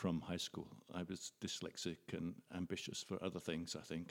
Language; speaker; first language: English; native; English